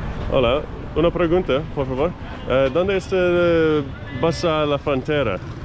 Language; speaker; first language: Spanish; non-native, learner; English